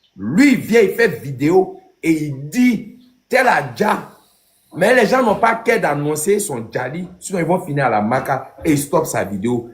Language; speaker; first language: French; non-native, local second language; Dyula